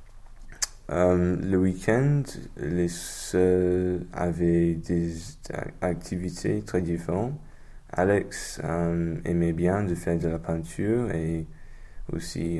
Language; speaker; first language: French; non-native, learner; English